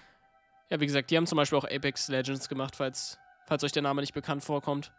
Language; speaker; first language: German; native; German